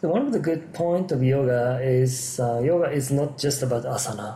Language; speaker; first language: English; non-native, fluent; Japanese